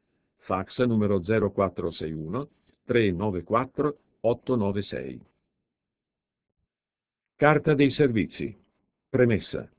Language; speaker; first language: Italian; native; Italian